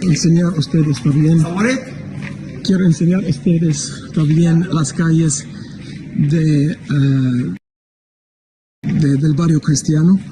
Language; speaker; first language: Spanish; non-native, fluent; Arabic